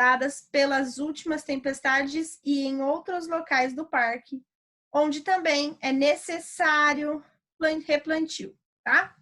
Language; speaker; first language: Portuguese; native; Portuguese